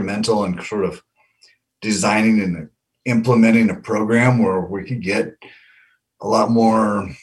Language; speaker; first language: English; native; English